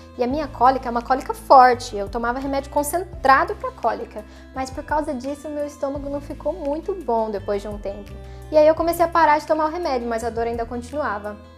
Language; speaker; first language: Portuguese; native; Portuguese